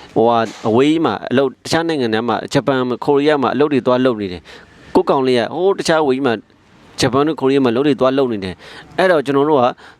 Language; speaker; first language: Burmese; native; Burmese